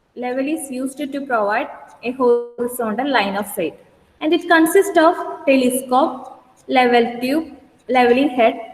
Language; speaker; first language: English; non-native, local second language; Malayalam